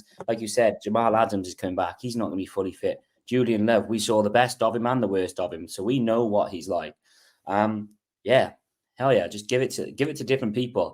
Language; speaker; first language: English; native; English